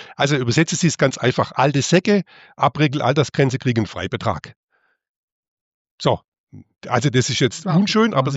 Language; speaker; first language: German; native; German